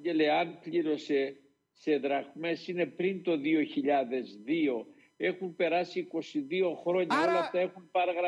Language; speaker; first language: Greek; native; Greek